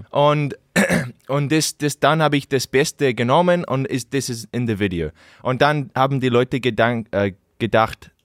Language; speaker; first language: German; non-native, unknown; English